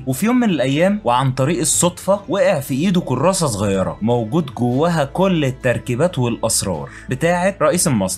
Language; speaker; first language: Arabic; native; Arabic